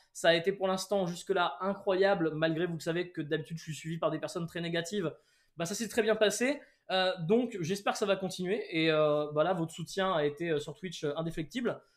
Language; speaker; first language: French; native; French